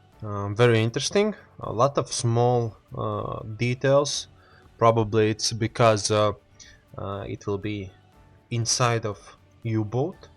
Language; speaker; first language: English; non-native, learner; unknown